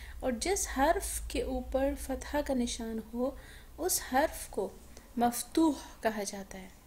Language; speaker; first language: Urdu; native; Urdu